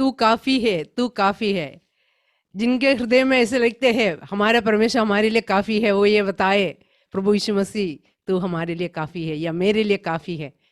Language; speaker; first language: Hindi; non-native, local second language; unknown